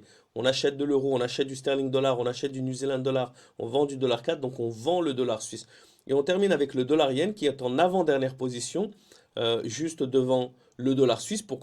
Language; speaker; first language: French; native; French